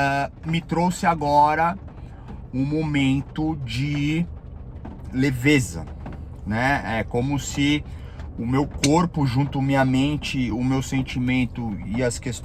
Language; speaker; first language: Portuguese; native; Portuguese